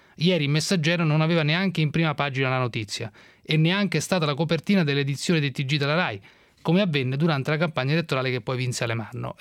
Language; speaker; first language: Italian; native; Italian